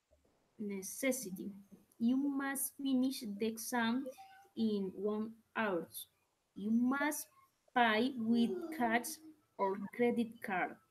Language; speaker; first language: English; non-native, learner; Spanish